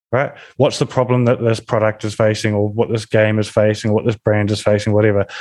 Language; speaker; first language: English; native; English